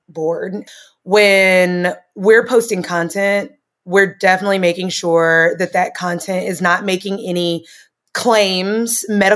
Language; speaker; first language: English; native; English